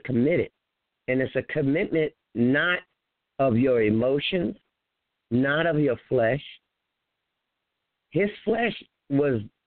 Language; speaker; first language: English; native; English